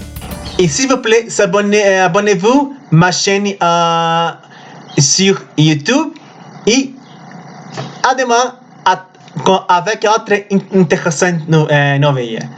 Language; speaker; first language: French; non-native, learner; Spanish